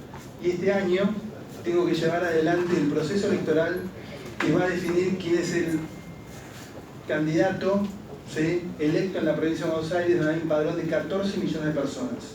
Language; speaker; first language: Spanish; native; Spanish